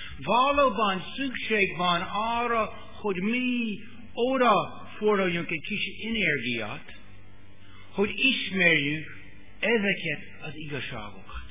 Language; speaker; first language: Hungarian; non-native, fluent; English